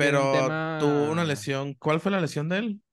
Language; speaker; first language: Spanish; native; Spanish